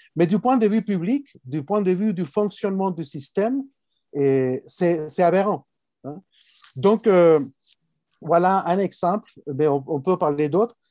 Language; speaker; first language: French; non-native, fluent; Spanish